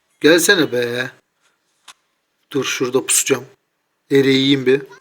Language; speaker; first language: Turkish; native; Turkish